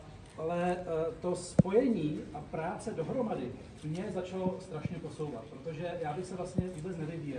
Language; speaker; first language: Czech; native; Czech